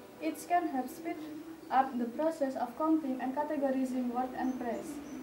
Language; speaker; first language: English; non-native, learner; Indonesian